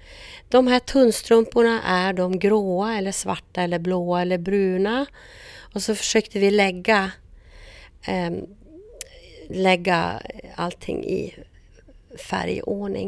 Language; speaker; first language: Swedish; native; Swedish